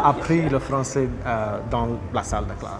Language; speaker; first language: French; non-native, local second language; English